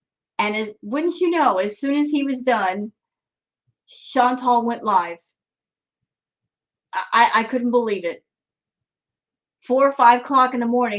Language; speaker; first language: English; native; English